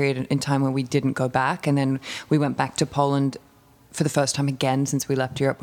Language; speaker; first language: English; native; English